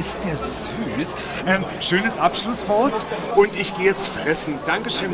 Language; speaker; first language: German; native; German